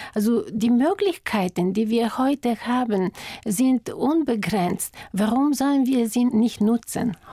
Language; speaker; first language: German; non-native, fluent; Bulgarian